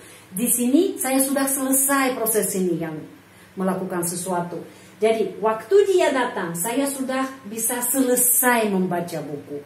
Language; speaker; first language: Indonesian; non-native, fluent; Russian